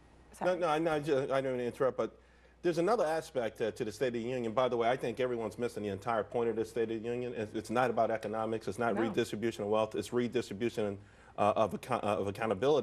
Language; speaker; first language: English; native; English